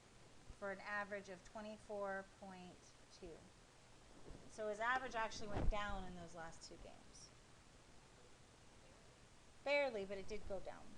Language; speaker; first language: English; native; English